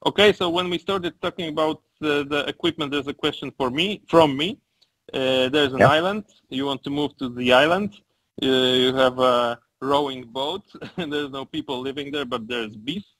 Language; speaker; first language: English; non-native, fluent; Polish